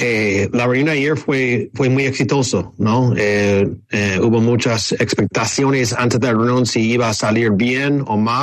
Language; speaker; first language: Spanish; non-native, fluent; English